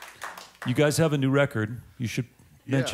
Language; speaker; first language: English; native; English